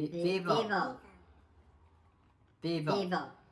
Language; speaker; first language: Spanish; non-native, learner; English